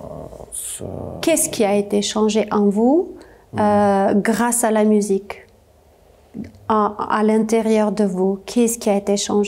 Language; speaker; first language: French; non-native, fluent; Armenian